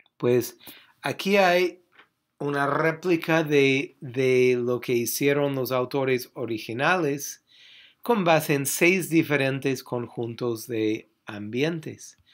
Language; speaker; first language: Spanish; non-native, fluent; English